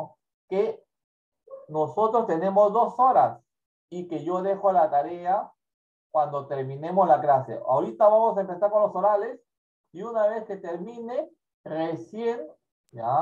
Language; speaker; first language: Spanish; native; Spanish